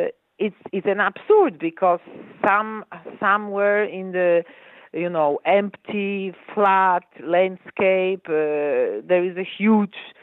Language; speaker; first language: English; non-native, fluent; Polish